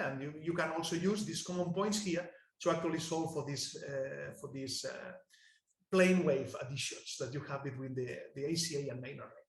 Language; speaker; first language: English; non-native, fluent; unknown